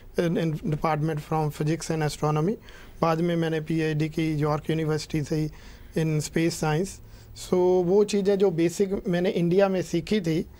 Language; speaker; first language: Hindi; non-native, local second language; Punjabi